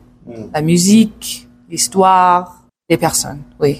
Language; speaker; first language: French; non-native, learner; English